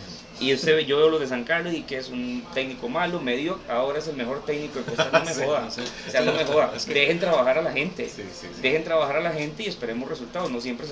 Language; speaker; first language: Spanish; native; Spanish